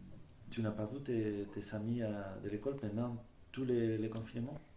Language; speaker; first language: French; non-native, fluent; Spanish